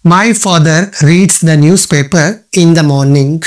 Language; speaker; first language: English; non-native, local second language; Kannada